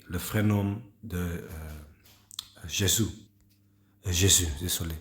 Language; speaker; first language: French; non-native, learner; English